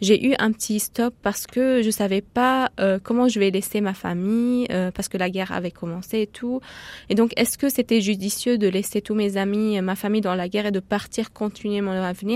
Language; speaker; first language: French; non-native, fluent; Arabic